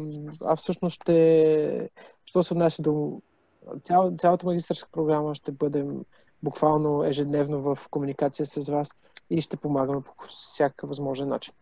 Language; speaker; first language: Bulgarian; native; Bulgarian